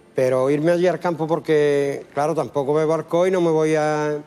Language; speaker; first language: Spanish; native; Spanish